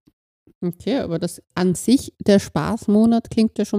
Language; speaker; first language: German; native; German